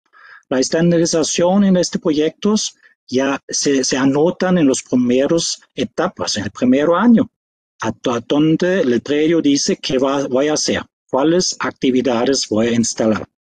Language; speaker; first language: Spanish; non-native, fluent; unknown